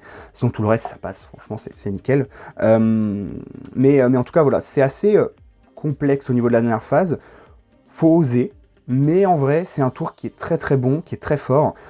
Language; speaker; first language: French; native; French